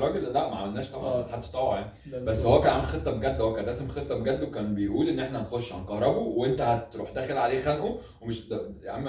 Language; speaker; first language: Arabic; native; Arabic